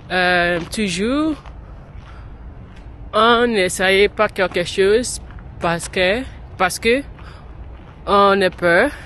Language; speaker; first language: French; non-native, learner; English